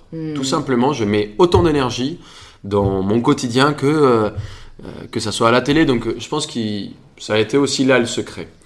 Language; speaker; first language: French; non-native, fluent; Spanish